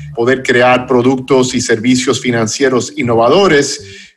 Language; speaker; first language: Spanish; non-native, fluent; English